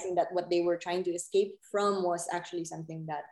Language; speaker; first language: English; non-native, local second language; Filipino